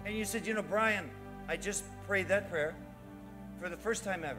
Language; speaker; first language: English; native; English